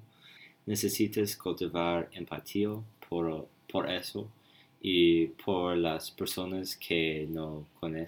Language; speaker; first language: Spanish; non-native, learner; English